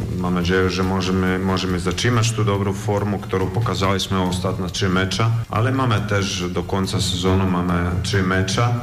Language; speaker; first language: Polish; non-native, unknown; Croatian